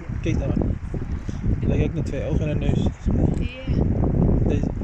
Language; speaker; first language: Dutch; native; Dutch